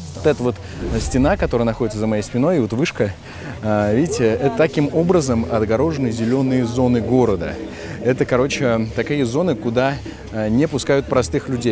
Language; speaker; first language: Russian; native; Russian